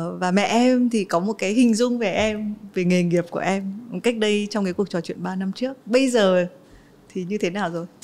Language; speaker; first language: Vietnamese; native; Vietnamese